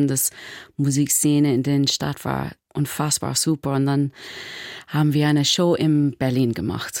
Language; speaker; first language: German; non-native, learner; English